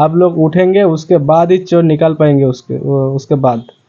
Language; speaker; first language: Hindi; non-native, local second language; Bangla